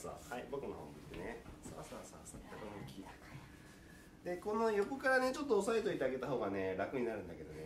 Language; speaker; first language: Japanese; native; Japanese